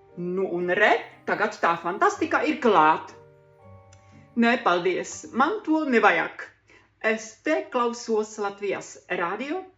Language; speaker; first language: Latvian; non-native, learner; Czech